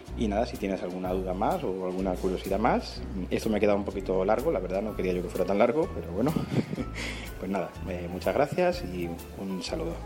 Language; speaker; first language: Spanish; native; Spanish